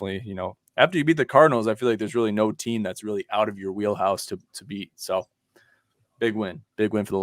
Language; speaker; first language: English; native; English